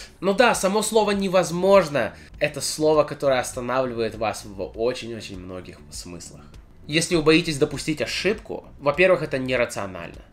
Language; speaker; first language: Russian; native; Russian